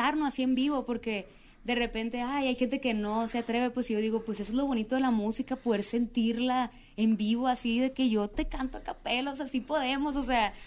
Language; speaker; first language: Spanish; native; Spanish